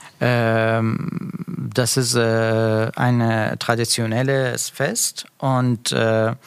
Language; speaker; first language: German; non-native, learner; Persian